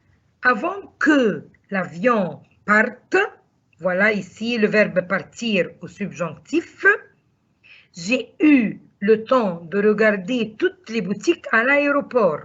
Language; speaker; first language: French; non-native, fluent; Arabic